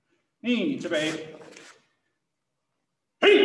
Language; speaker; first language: Danish; native; Danish